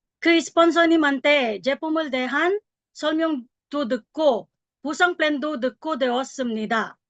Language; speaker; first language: Korean; non-native, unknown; Filipino